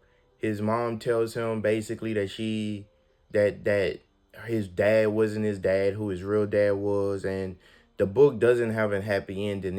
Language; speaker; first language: English; native; English